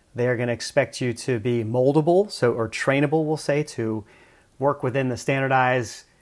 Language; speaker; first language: English; native; English